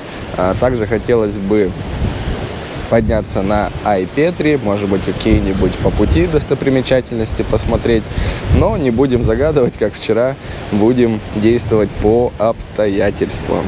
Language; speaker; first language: Russian; native; Russian